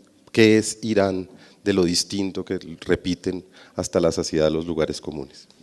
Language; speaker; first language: Spanish; native; Spanish